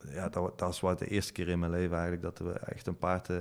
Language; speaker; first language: Dutch; native; Dutch